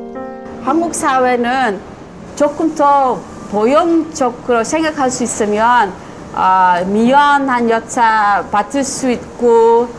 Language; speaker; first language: Korean; early bilingual, heritage; Korean